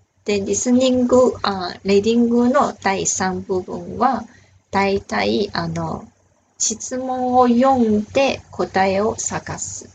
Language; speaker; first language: Japanese; non-native, fluent; Chinese